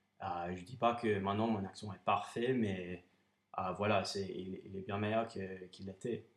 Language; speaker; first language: French; non-native, fluent; English